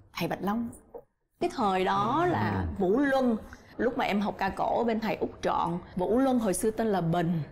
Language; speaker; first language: Vietnamese; native; Vietnamese